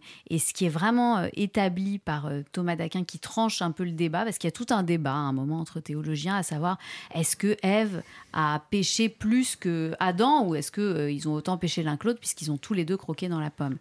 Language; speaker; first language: French; native; French